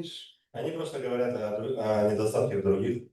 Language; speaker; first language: Russian; native; Russian